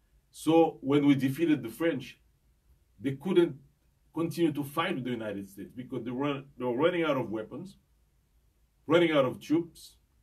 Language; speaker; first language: English; non-native, fluent; Haitian Creole